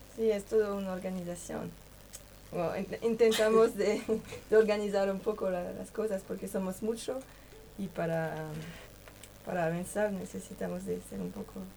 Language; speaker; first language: Spanish; non-native, learner; French